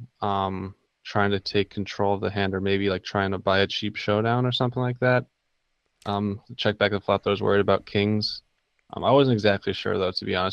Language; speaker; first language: English; native; English